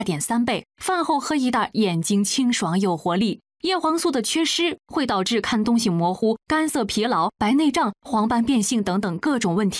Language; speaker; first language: Chinese; native; Chinese